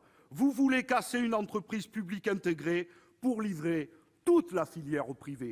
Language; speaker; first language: French; native; French